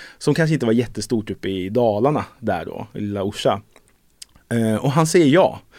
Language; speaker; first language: Swedish; native; Swedish